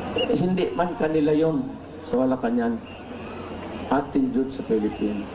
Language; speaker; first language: Filipino; non-native, local second language; Cebuano